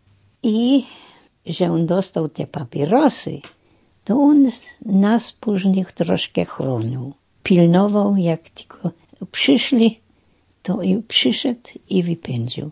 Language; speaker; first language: Polish; non-native, local second language; German